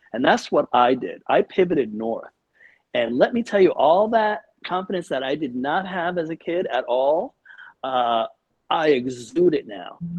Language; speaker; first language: English; early bilingual, other home language; Spanish